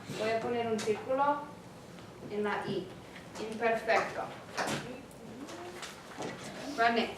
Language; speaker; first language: Spanish; non-native, fluent; English